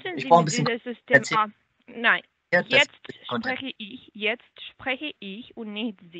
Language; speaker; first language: German; non-native, learner; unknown